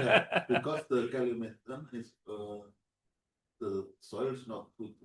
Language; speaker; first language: English; non-native, learner; Indonesian